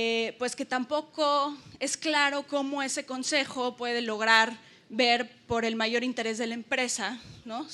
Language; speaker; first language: Spanish; native; Spanish